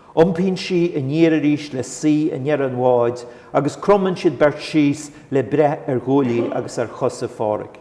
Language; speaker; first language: Irish; non-native, local second language; English